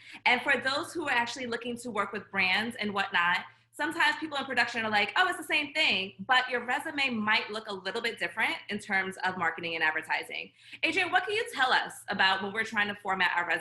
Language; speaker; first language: English; native; English